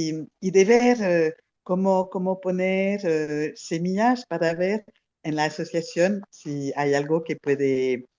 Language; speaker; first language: Spanish; non-native, fluent; French